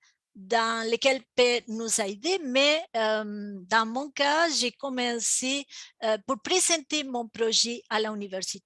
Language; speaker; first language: French; non-native, fluent; Spanish